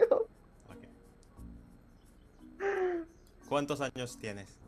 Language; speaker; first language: Spanish; non-native, learner; Indonesian